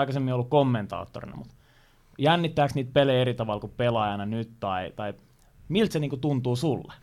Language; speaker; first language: Finnish; native; Finnish